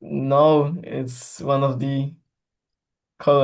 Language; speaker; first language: English; non-native, learner; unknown